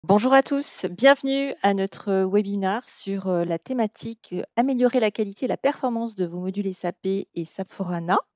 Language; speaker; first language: French; native; French